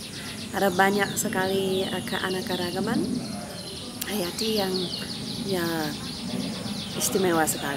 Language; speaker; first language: Indonesian; non-native, fluent; English